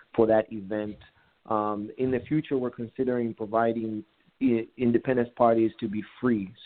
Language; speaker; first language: English; non-native, local second language; Bemba